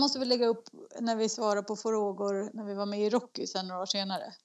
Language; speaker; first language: Swedish; native; Swedish